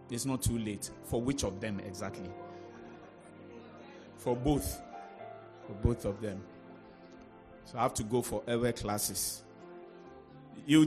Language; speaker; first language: English; non-native, local second language; Ga